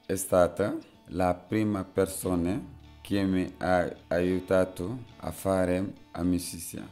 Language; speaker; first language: Italian; non-native, fluent; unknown